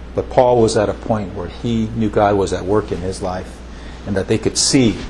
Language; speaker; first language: English; early bilingual, other home language; Japanese